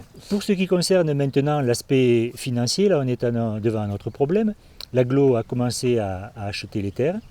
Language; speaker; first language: French; native; French